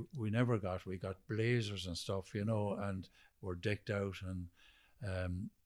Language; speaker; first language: English; native; English